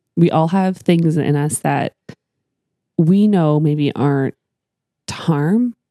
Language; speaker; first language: English; native; English